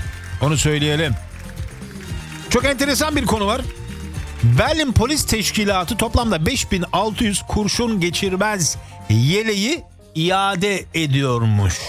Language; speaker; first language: Turkish; early bilingual, other home language; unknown